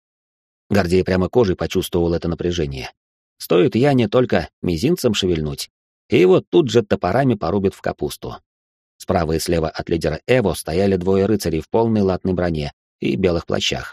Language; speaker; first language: Russian; native; Russian